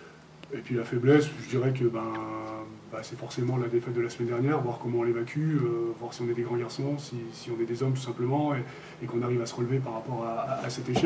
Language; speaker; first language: French; native; French